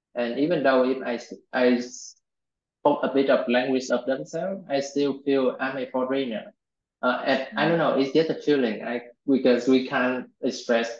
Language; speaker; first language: English; non-native, fluent; Vietnamese